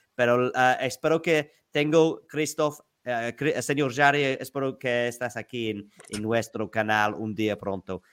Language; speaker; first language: Spanish; non-native, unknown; English